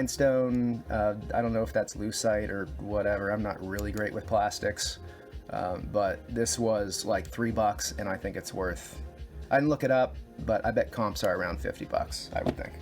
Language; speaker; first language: English; native; English